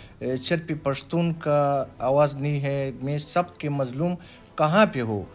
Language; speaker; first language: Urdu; non-native, local second language; Pashto